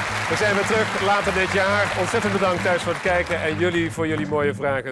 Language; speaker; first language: Dutch; native; Dutch